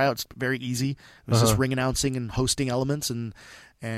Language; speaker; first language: English; native; English